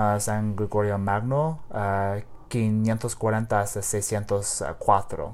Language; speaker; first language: Spanish; non-native, learner; English